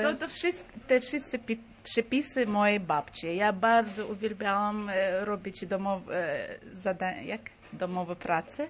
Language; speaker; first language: Polish; non-native, fluent; Crimean Tatar